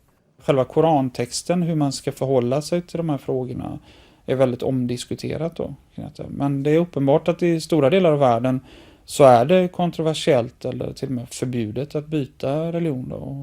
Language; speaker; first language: Swedish; native; Swedish